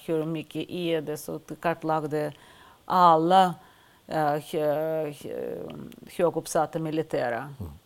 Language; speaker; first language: Swedish; non-native, fluent; Russian